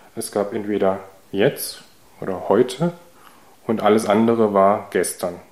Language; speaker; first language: German; early bilingual, heritage; Korean